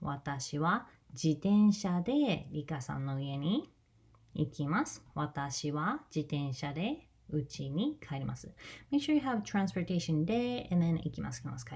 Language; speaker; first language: Japanese; non-native, fluent; English